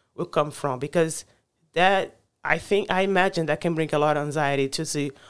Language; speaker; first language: English; non-native, fluent; Portuguese